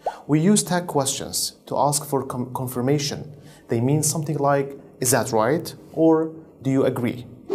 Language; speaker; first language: English; non-native, fluent; Central Kurdish